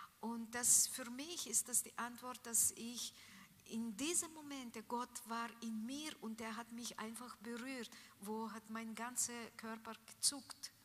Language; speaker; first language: German; non-native, learner; Russian